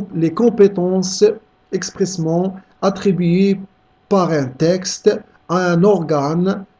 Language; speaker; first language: French; non-native, local second language; Arabic